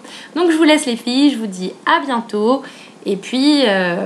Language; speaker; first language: French; native; French